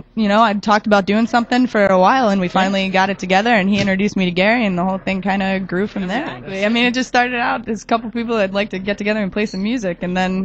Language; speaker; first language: English; native; English